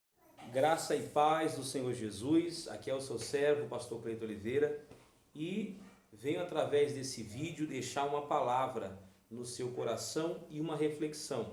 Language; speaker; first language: Portuguese; native; Portuguese